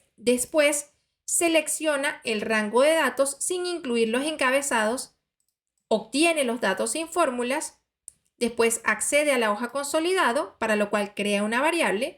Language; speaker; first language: Spanish; native; Spanish